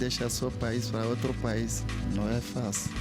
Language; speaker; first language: Portuguese; non-native, learner; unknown